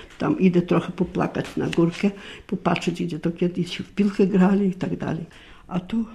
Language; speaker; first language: Polish; native; Polish